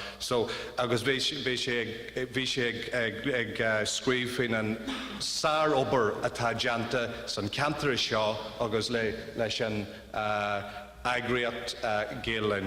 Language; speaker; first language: Irish; non-native, learner; English